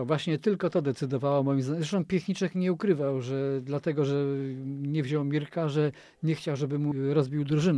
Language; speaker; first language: Polish; native; Polish